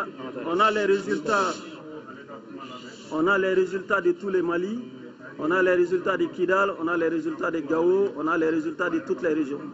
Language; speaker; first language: French; non-native, local second language; Bambara